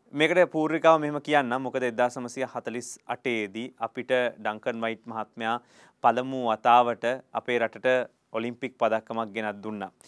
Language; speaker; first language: Sinhala; native; Sinhala